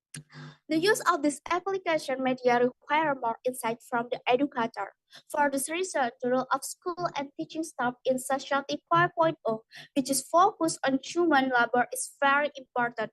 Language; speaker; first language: English; non-native, learner; Indonesian